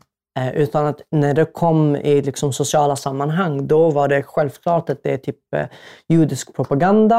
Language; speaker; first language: Swedish; non-native, fluent; Arabic